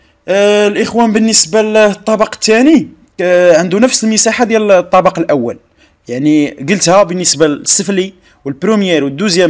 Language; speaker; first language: Arabic; native; Arabic